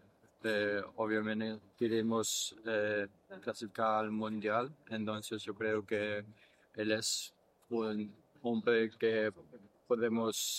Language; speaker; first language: Spanish; non-native, fluent; English